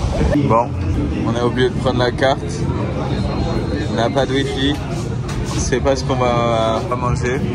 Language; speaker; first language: French; native; French